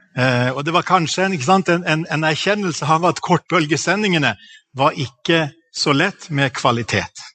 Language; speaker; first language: Norwegian; native; Norwegian